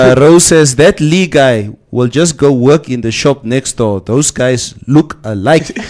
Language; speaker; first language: English; non-native, local second language; Afrikaans